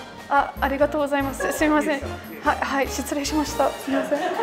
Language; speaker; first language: Japanese; non-native, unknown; English